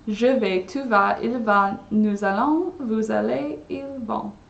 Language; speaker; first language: French; non-native, learner; English